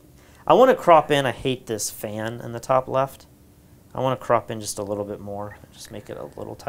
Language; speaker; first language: English; native; English